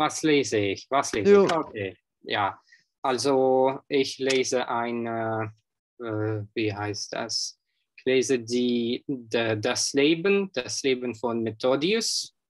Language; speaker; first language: German; non-native, learner; Russian